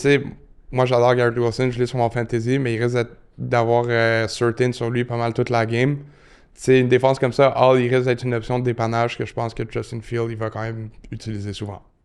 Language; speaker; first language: French; native; French